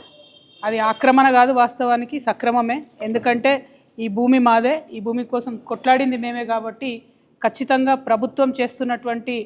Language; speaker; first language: Telugu; native; Telugu